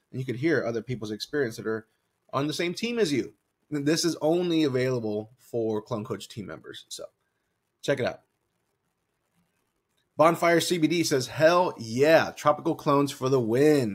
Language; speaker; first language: English; native; English